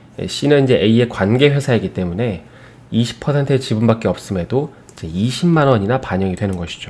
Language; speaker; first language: Korean; native; Korean